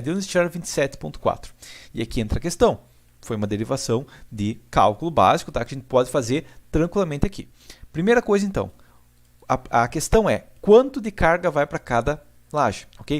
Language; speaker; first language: Portuguese; native; Portuguese